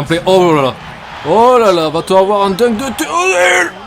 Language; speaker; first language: French; native; French